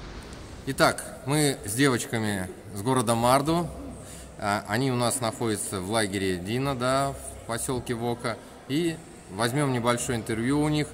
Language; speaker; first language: Russian; native; Russian